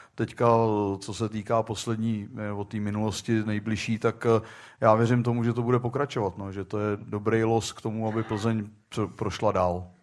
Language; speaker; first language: Czech; native; Czech